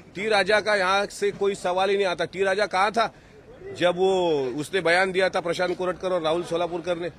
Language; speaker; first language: Hindi; non-native, local second language; Marathi